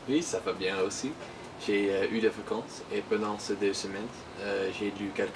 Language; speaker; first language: French; non-native, learner; Dutch